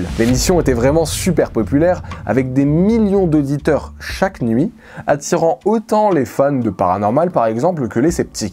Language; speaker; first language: French; native; French